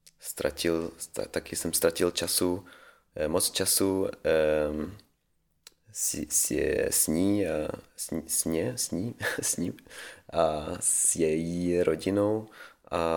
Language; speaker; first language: Czech; non-native, learner; Swedish